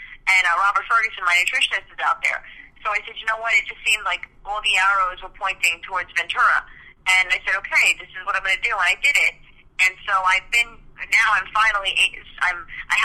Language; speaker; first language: English; early bilingual, other home language; Spanish